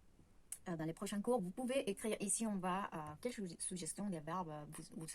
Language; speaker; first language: French; non-native, fluent; Spanish